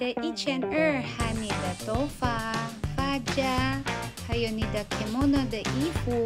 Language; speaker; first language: Chinese; non-native, learner; Filipino